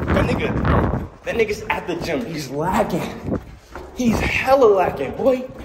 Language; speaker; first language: English; native; English